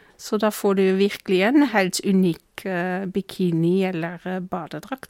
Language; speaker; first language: Norwegian; non-native, fluent; Dutch